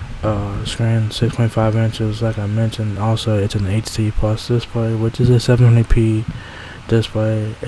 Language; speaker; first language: English; native; English